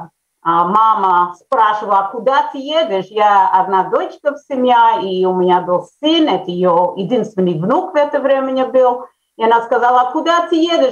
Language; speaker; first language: Russian; early bilingual, heritage; Russian